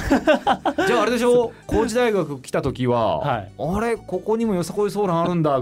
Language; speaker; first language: Japanese; native; Japanese